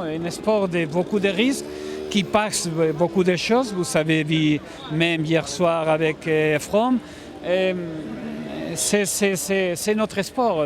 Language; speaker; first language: French; non-native, learner; Spanish